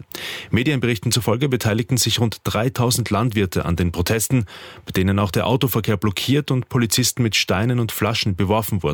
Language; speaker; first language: German; native; German